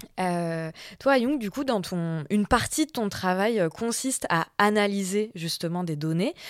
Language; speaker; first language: French; native; French